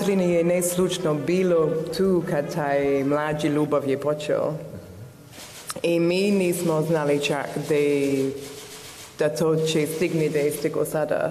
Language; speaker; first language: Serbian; non-native, learner; English